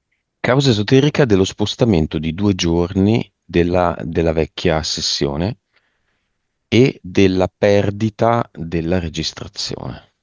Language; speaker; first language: Italian; native; Italian